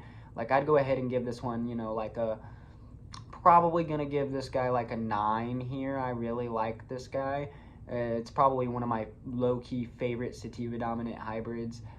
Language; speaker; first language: English; native; English